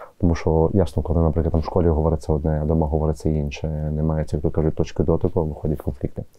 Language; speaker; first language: Ukrainian; native; Ukrainian